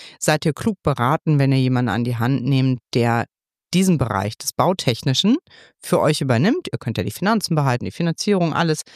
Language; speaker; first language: German; native; German